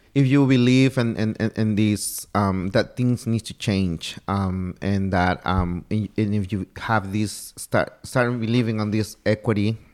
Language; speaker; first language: English; non-native, fluent; Spanish